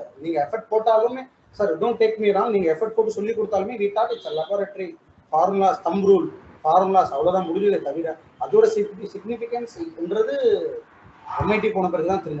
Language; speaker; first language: Tamil; native; Tamil